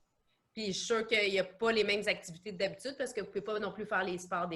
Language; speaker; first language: French; native; French